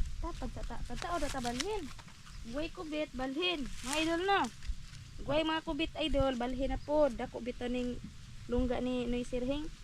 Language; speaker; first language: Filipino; non-native, local second language; Cebuano